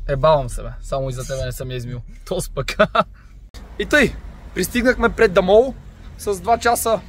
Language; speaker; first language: Bulgarian; native; Bulgarian